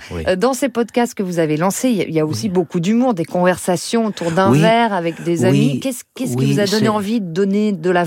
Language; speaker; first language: French; native; French